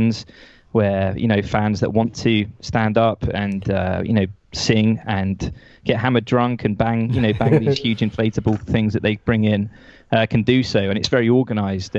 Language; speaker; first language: English; native; English